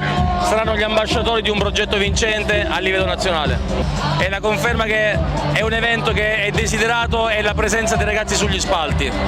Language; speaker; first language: Italian; native; Italian